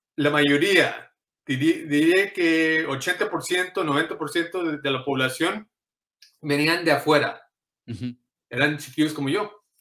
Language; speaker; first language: Spanish; early bilingual, heritage; Spanish